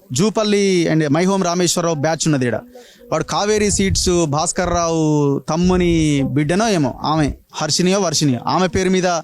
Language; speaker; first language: Telugu; native; Telugu